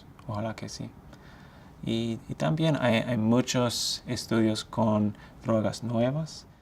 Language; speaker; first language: Spanish; non-native, fluent; English